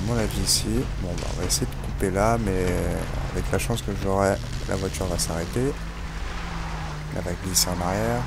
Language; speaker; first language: French; native; French